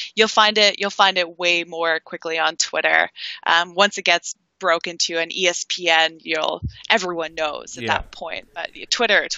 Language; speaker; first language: English; native; English